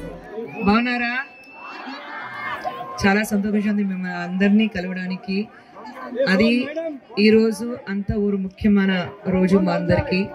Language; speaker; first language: Telugu; non-native, fluent; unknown